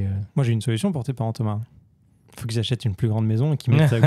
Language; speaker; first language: French; native; French